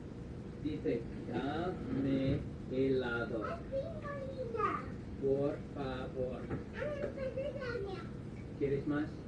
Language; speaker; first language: Spanish; non-native, learner; English